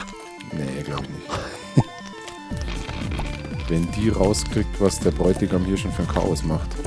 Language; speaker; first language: German; native; German